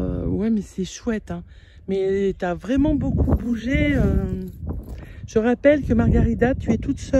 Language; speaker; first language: French; native; French